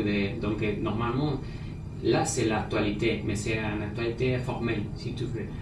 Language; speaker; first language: French; non-native, fluent; Spanish